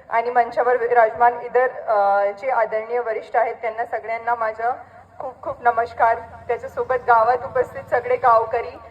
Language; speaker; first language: Marathi; non-native, local second language; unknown